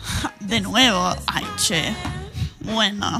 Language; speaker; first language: Spanish; non-native, fluent; English